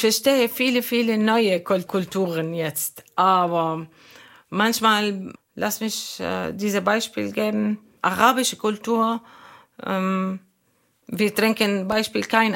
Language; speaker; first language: German; non-native, learner; Arabic